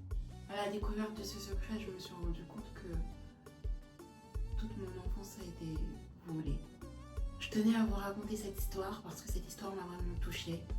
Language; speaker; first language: French; native; French